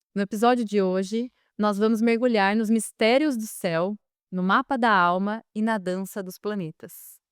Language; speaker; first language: Portuguese; native; Portuguese